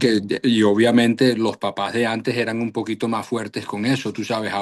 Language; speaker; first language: Spanish; early bilingual, heritage; Spanish